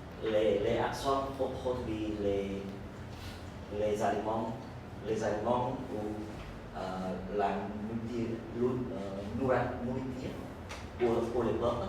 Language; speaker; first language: French; non-native, learner; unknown